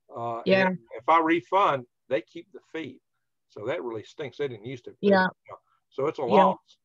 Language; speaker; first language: English; native; English